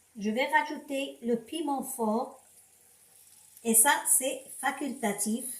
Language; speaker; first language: French; non-native, local second language; Arabic